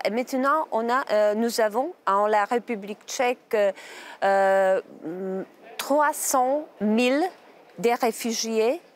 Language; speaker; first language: French; non-native, learner; Czech